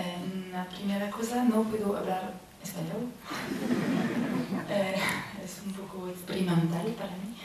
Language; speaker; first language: Spanish; non-native, learner; French